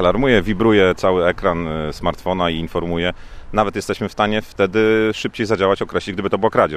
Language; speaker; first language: Polish; native; Polish